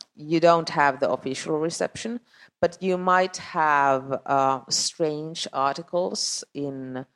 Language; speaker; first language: English; non-native, fluent; Finnish